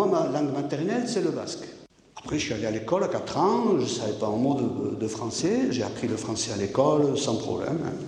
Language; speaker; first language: French; native; French